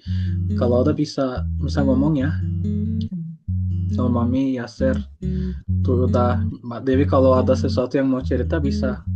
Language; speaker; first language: Indonesian; non-native, fluent; Turkish